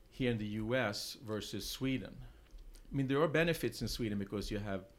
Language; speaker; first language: English; non-native, fluent; Swedish